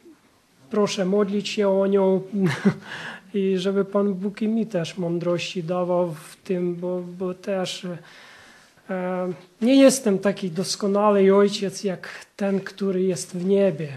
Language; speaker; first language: Polish; non-native, fluent; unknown